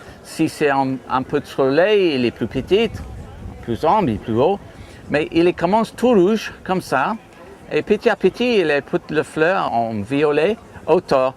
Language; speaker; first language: French; non-native, fluent; English